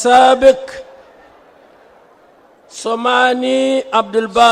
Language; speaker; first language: Arabic; non-native, fluent; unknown